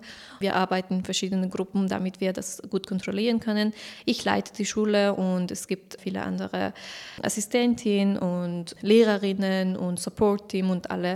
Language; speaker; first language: German; non-native, fluent; Persian